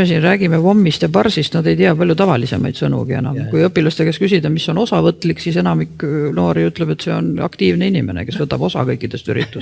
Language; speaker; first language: Estonian; native; Estonian